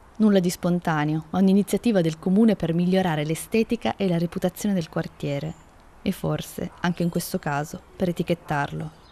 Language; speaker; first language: Italian; native; Italian